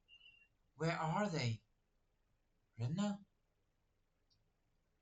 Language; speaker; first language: English; non-native, fluent; Chinese